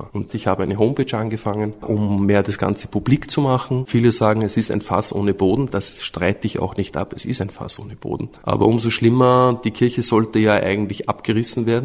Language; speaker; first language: German; native; German